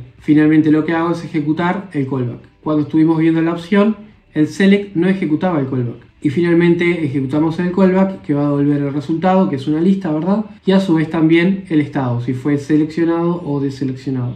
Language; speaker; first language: Spanish; native; Spanish